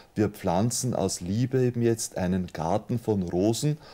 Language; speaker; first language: German; native; German